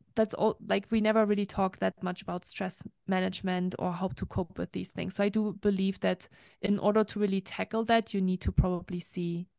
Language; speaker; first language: English; non-native, fluent; German